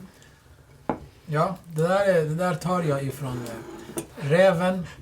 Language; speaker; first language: Swedish; non-native, fluent; Baluchi